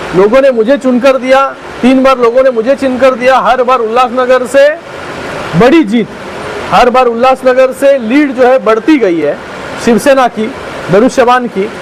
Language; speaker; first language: Hindi; non-native, local second language; Marathi